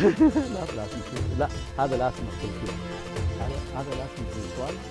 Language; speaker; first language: Arabic; non-native, learner; Malayalam